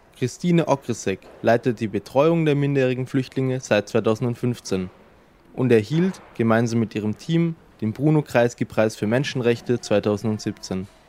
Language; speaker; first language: German; native; German